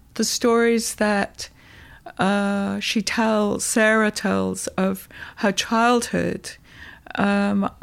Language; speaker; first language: English; native; English